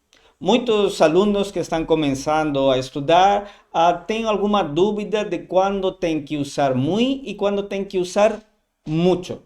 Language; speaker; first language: Portuguese; non-native, fluent; Spanish